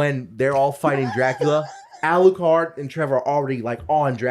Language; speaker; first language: English; native; English